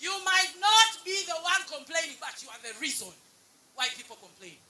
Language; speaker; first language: English; non-native, local second language; Swahili